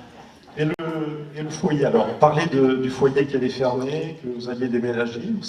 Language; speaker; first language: French; native; French